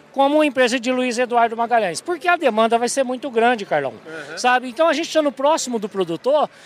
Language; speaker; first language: Portuguese; native; Portuguese